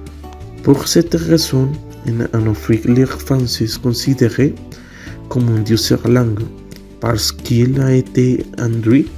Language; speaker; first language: French; non-native, learner; Spanish